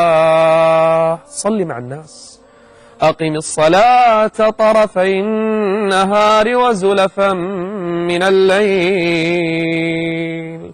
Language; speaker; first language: Arabic; native; Arabic